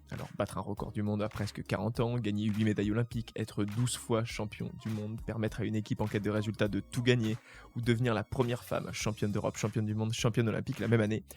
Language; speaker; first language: French; native; French